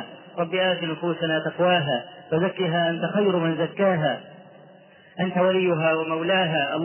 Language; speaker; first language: Arabic; native; Arabic